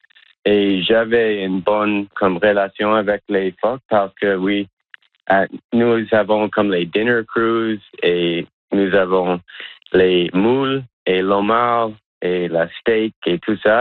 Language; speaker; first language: French; non-native, local second language; English